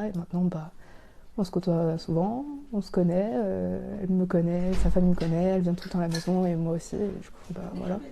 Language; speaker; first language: French; native; French